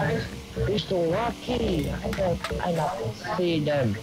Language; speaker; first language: English; non-native, learner; Indonesian